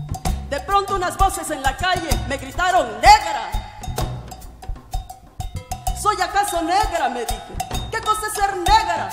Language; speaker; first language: Spanish; native; Spanish